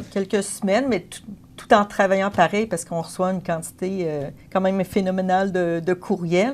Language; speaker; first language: French; native; French